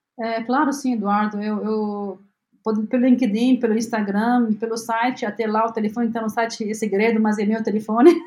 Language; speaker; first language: Portuguese; non-native, fluent; Arabic